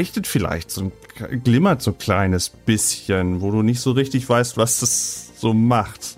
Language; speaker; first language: German; native; German